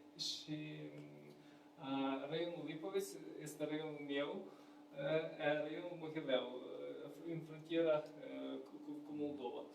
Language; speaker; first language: Romanian; non-native, learner; Ukrainian